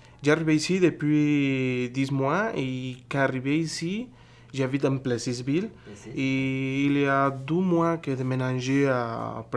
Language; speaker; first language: French; non-native, learner; Spanish